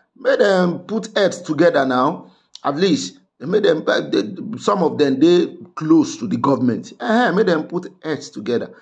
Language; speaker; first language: Nigerian Pidgin; non-native, local second language; Yoruba